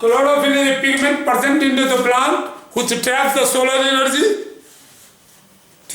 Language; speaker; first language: English; non-native, local second language; Hindi